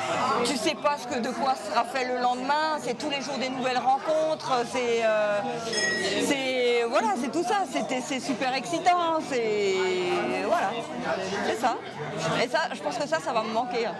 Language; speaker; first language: French; native; French